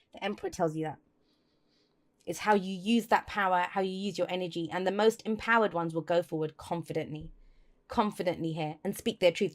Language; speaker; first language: English; native; English